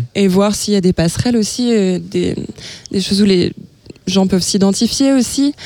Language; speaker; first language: French; native; French